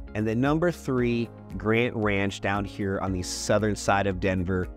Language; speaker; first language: English; native; English